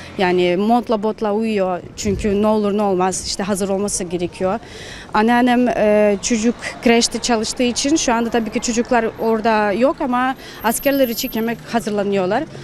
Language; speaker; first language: Turkish; non-native, fluent; Ukrainian